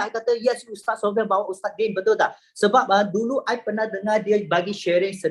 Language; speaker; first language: Malay; native; Malay